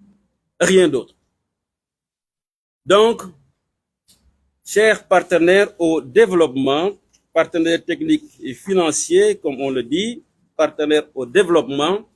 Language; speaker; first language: French; non-native, local second language; Wolof